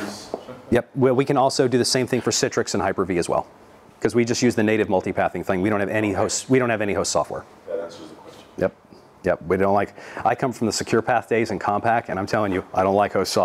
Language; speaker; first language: English; native; English